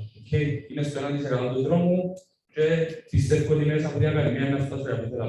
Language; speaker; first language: Greek; native; Greek